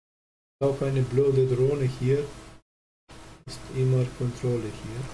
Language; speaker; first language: German; non-native, learner; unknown